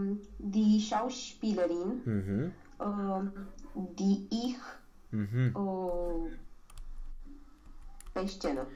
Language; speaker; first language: German; non-native, learner; Romanian